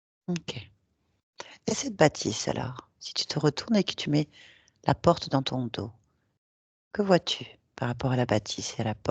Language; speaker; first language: French; native; French